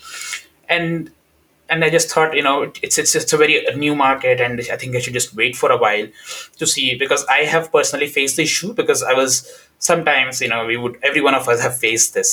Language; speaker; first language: English; non-native, local second language; Hindi